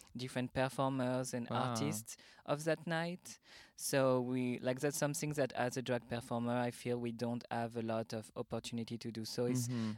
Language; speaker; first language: English; non-native, fluent; French